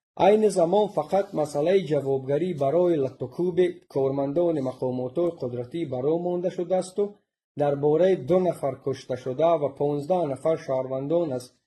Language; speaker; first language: Tajik; non-native, local second language; Shughni